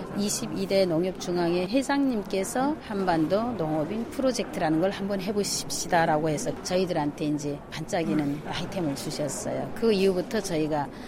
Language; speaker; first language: Korean; native; Korean